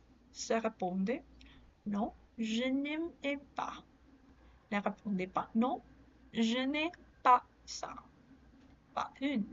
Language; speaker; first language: French; non-native, learner; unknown